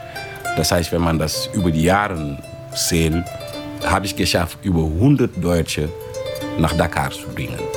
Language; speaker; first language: German; non-native, fluent; Wolof